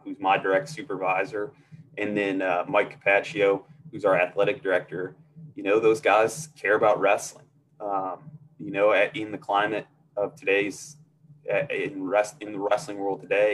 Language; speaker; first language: English; native; English